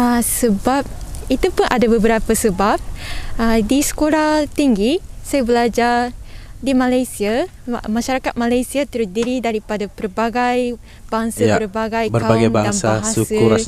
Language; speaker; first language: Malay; non-native, learner; Japanese